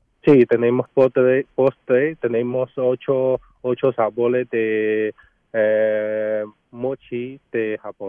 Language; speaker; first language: Spanish; non-native, learner; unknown